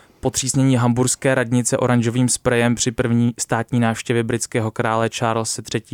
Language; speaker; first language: Czech; native; Czech